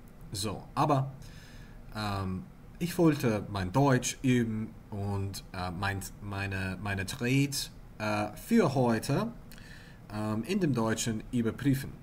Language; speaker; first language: German; non-native, learner; English